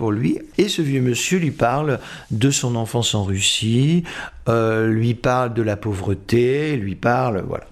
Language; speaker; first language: French; native; French